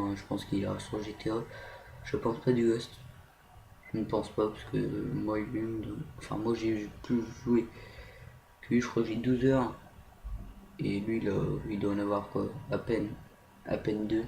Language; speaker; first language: French; native; French